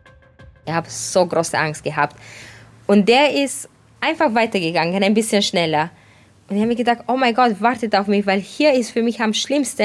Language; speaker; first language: German; non-native, fluent; Romanian